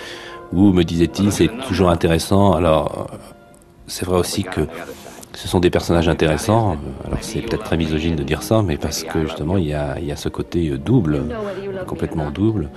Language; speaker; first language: French; native; French